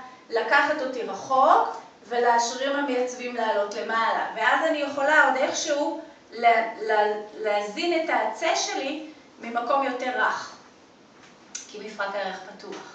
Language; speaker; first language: Hebrew; native; Hebrew